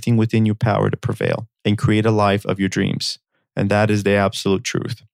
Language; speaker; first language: English; early bilingual, other home language; Armenian